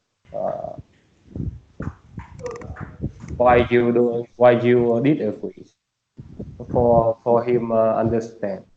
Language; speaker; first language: English; non-native, learner; Vietnamese